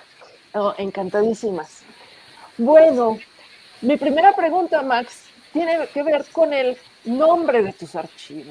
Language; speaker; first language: Spanish; native; Spanish